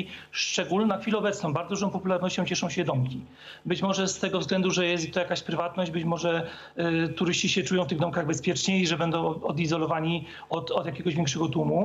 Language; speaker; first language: Polish; native; Polish